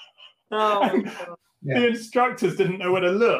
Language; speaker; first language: English; native; English